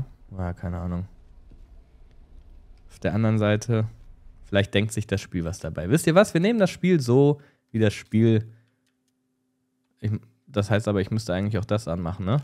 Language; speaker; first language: German; native; German